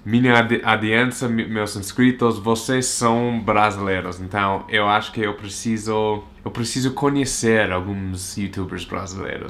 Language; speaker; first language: Portuguese; non-native, learner; English